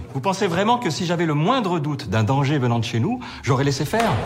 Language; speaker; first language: Portuguese; native; Portuguese